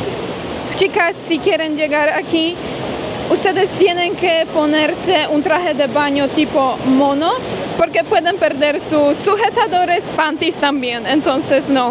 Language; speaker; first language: Spanish; non-native, fluent; Polish